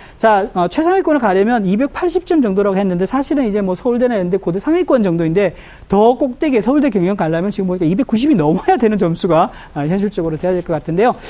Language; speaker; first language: Korean; native; Korean